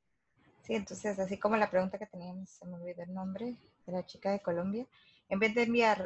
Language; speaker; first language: Spanish; native; Spanish